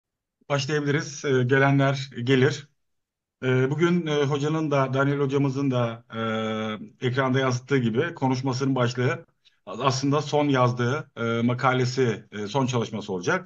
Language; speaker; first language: Turkish; native; Turkish